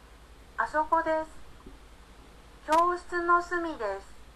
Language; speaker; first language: Japanese; non-native, learner; Indonesian